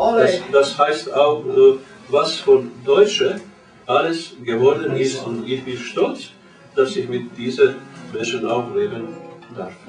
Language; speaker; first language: German; non-native, learner; Croatian